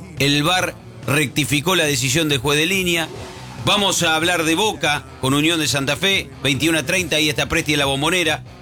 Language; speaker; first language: Spanish; native; Spanish